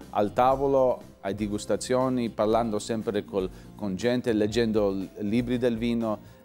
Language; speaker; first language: Italian; early bilingual, other home language; English